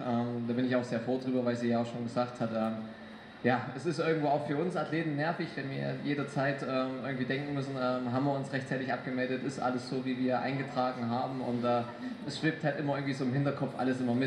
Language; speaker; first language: German; native; German